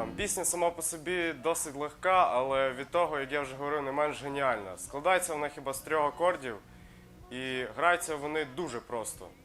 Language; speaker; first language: Ukrainian; native; Ukrainian